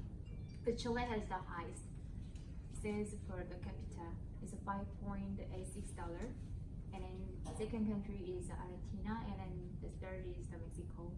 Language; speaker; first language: English; non-native, learner; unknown